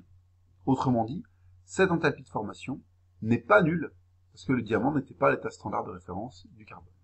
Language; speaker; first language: French; native; French